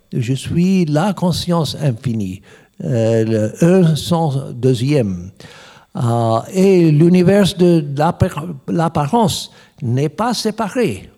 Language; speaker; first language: French; non-native, learner; English